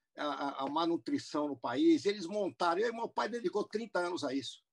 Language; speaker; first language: Portuguese; non-native, fluent; English